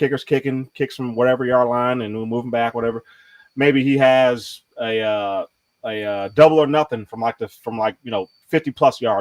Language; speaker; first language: English; native; English